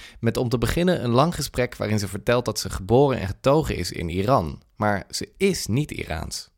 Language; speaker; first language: Dutch; native; Dutch